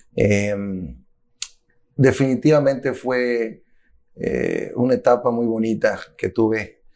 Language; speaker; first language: Spanish; native; Spanish